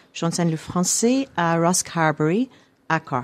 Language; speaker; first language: French; non-native, fluent; English